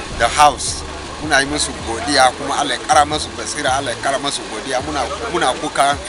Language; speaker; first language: Hausa; non-native, local second language; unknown